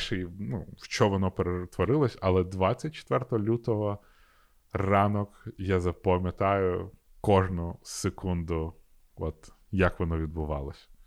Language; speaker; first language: Ukrainian; non-native, local second language; Russian